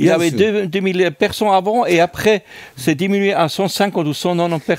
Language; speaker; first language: French; non-native, fluent; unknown